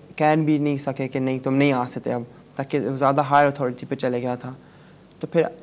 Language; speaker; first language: Urdu; native; Urdu